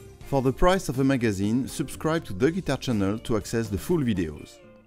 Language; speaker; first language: English; non-native, fluent; French